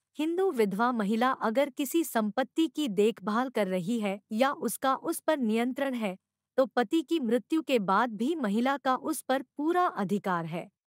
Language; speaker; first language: Hindi; non-native, local second language; Marathi